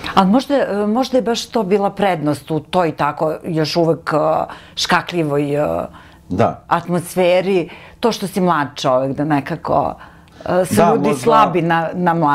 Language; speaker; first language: Serbian; native; Serbian